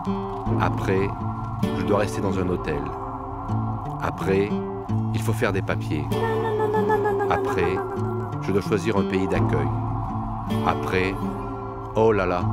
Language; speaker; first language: French; non-native, learner; Arabic